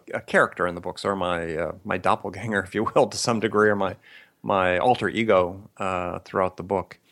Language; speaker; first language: English; native; English